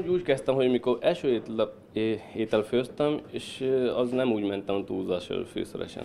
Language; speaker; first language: Hungarian; non-native, learner; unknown